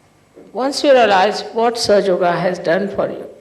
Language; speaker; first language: English; non-native, local second language; Hindi